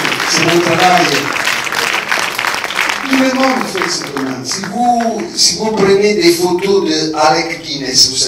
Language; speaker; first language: French; non-native, fluent; Italian